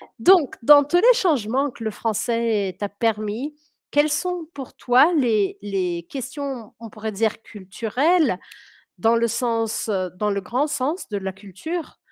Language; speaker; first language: French; early bilingual, heritage; French